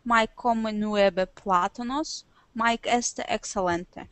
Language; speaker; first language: Spanish; non-native, learner; Russian